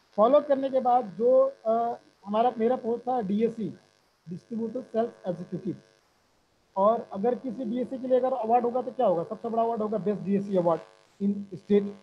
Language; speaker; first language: Hindi; native; Hindi